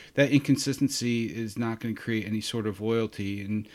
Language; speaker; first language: English; native; English